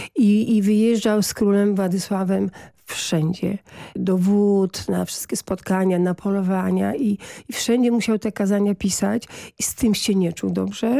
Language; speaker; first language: Polish; native; Polish